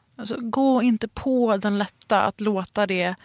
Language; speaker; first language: Swedish; early bilingual, other home language; Persian